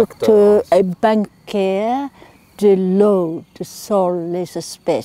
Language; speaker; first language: French; non-native, learner; English